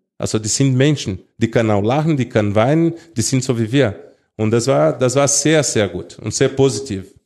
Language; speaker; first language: German; non-native, fluent; Portuguese